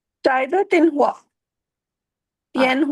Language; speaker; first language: Chinese; non-native, learner; Hindi